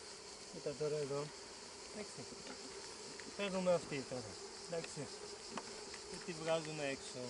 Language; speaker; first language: Greek; non-native, fluent; Romanian